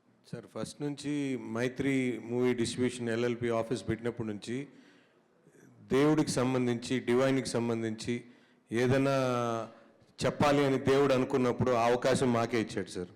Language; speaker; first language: Telugu; native; Telugu